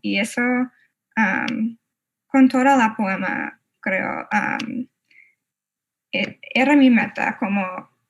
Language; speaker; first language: Spanish; non-native, fluent; English